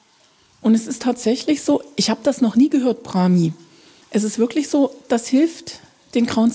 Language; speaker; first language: German; native; German